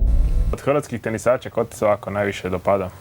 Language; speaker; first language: Croatian; native; Croatian